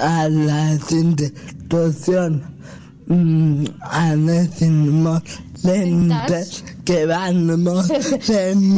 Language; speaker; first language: Catalan; non-native, local second language; Spanish